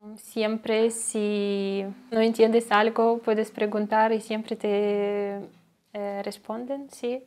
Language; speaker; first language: Spanish; non-native, fluent; Russian